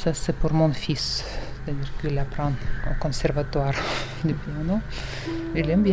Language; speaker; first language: French; non-native, fluent; Russian